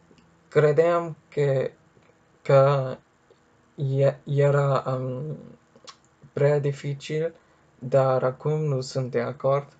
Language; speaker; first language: Romanian; non-native, learner; English